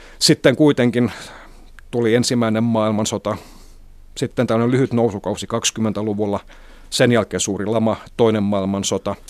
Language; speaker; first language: Finnish; non-native, local second language; Swedish